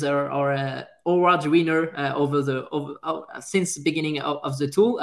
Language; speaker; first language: English; non-native, fluent; French